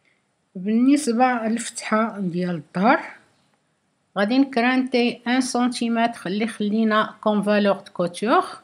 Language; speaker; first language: Arabic; native; Arabic